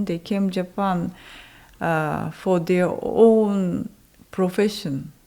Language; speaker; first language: English; non-native, learner; Japanese